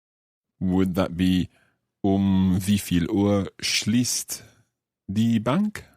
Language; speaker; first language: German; non-native, learner; English